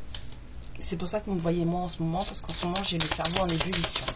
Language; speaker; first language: French; native; French